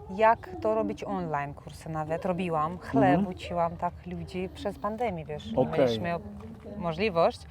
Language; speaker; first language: Polish; non-native, learner; Romanian